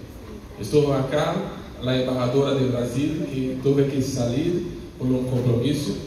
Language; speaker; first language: Spanish; non-native, learner; Portuguese